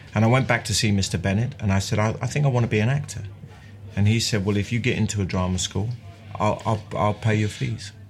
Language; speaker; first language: English; native; English